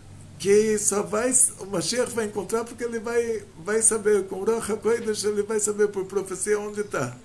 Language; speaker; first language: Portuguese; native; Portuguese